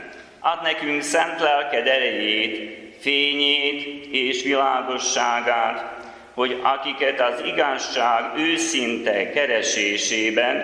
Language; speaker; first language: Hungarian; native; Hungarian